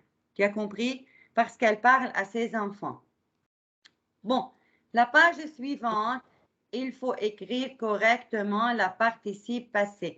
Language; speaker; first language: French; non-native, fluent; Arabic